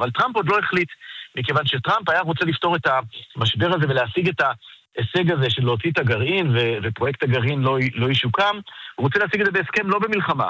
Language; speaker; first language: Hebrew; native; Hebrew